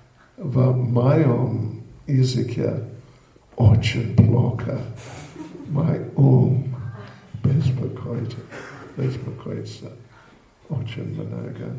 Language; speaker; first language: Russian; non-native, learner; English